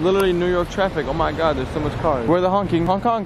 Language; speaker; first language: English; native; English